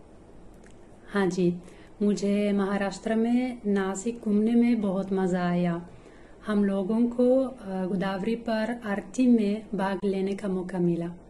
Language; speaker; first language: Hindi; non-native, learner; Italian